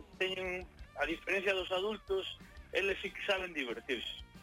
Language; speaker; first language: Galician; non-native, local second language; Spanish